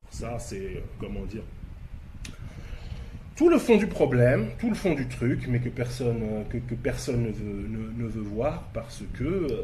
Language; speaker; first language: French; native; French